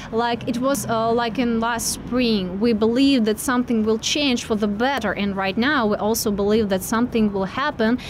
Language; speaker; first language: English; non-native, fluent; Russian